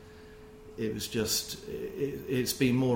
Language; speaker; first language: English; native; English